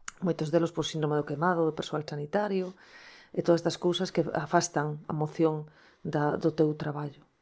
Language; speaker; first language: Galician; non-native, local second language; Spanish